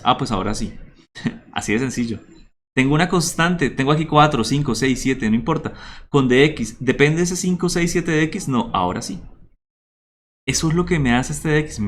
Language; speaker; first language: Spanish; native; Spanish